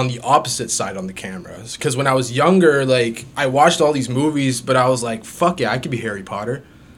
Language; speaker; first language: English; native; English